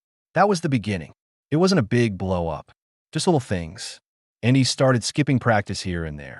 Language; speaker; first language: English; native; English